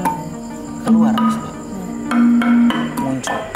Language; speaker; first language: Indonesian; native; Indonesian